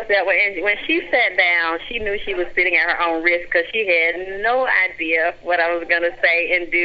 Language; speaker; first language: English; native; English